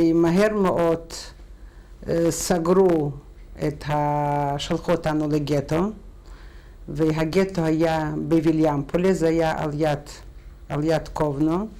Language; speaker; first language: Hebrew; non-native, fluent; Russian